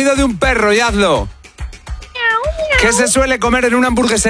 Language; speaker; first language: Spanish; native; Spanish